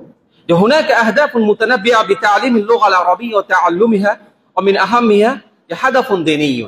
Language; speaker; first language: Arabic; non-native, fluent; Bangla